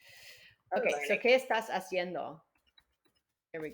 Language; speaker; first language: Spanish; non-native, fluent; English